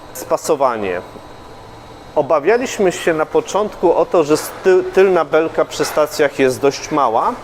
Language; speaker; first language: Polish; native; Polish